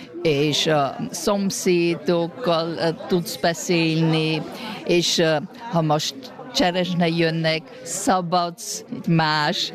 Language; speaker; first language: Hungarian; early bilingual, heritage; Hungarian